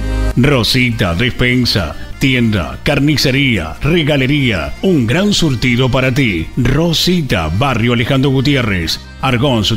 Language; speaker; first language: Spanish; native; Spanish